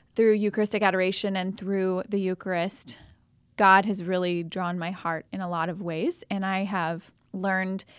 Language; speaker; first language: English; native; English